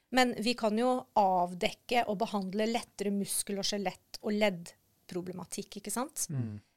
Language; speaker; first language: Norwegian; native; Norwegian